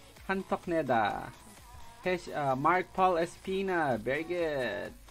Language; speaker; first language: English; non-native, local second language; Filipino